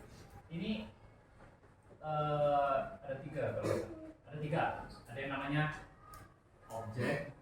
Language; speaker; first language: Indonesian; native; Indonesian